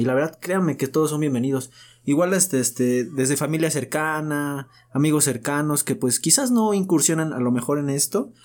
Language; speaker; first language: Spanish; native; Spanish